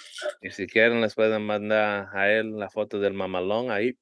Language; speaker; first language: Spanish; early bilingual, heritage; Spanish